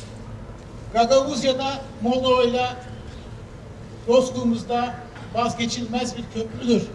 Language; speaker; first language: Turkish; native; Turkish